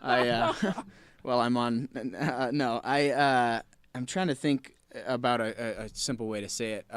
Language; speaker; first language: English; native; English